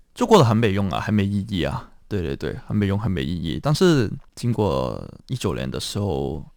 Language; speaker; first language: Chinese; non-native, local second language; Cantonese